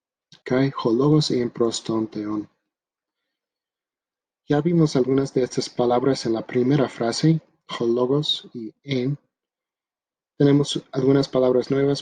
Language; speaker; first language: Spanish; non-native, fluent; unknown